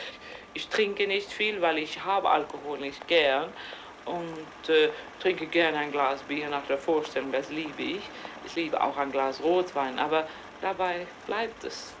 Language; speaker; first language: German; non-native, fluent; Swedish